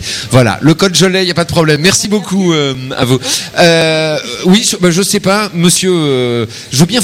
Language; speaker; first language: French; native; French